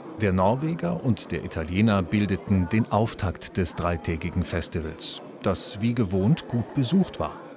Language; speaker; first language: German; native; German